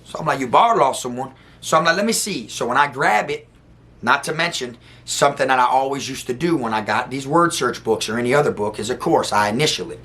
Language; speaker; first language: English; native; English